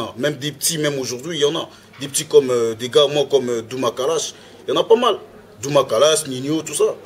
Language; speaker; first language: French; early bilingual, other home language; Lingala